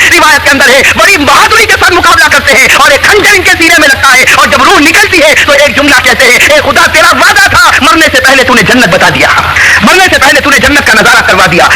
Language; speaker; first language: Urdu; native; Urdu